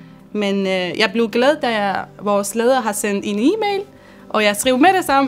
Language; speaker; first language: Danish; non-native, fluent; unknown